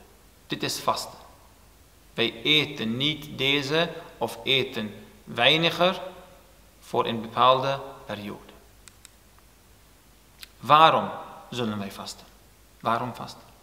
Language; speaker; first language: Dutch; non-native, fluent; Turoyo